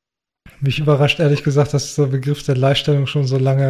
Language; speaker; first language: German; native; German